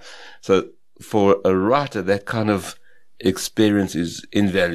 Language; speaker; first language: English; native; English